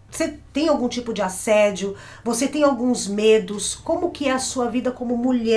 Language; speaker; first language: Portuguese; native; Portuguese